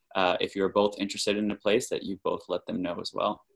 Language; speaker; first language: English; native; English